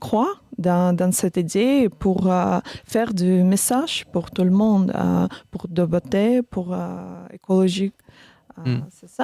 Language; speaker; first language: French; non-native, learner; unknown